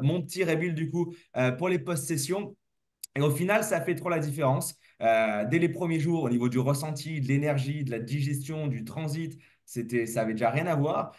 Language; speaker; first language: French; native; French